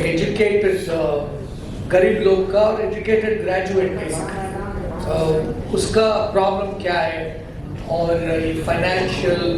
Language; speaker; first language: Hindi; non-native, local second language; Kannada